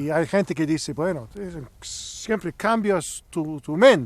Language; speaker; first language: Spanish; non-native, learner; English